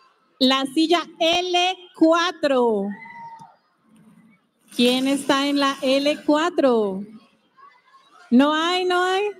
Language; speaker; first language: Spanish; native; Spanish